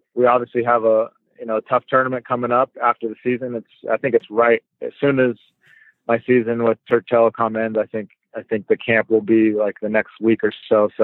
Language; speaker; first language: English; native; English